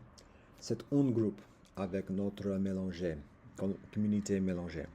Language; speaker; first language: French; non-native, learner; English